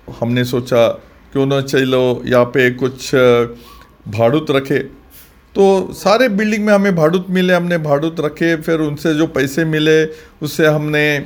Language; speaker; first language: Hindi; non-native, local second language; Marathi